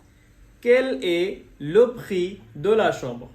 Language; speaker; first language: French; non-native, fluent; Bangla